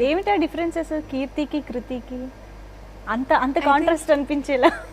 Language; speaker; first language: Telugu; native; Telugu